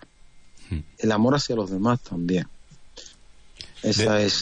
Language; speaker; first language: Spanish; native; Spanish